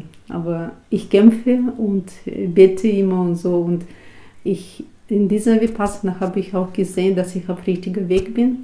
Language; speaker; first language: German; non-native, fluent; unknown